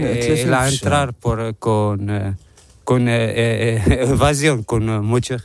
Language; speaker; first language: Spanish; non-native, learner; Arabic